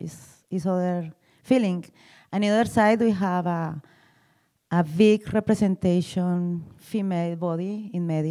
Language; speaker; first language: English; non-native, learner; Spanish